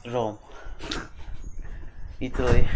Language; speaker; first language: English; non-native, fluent; Azerbaijani